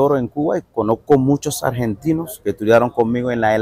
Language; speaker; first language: Spanish; non-native, fluent; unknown